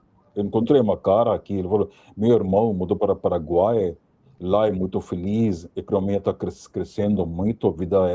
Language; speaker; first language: Portuguese; non-native, fluent; Hindi